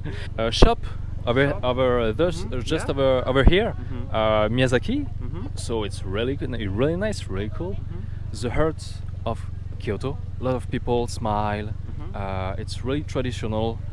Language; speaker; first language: English; non-native, learner; French